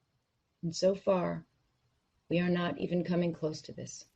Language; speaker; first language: English; native; English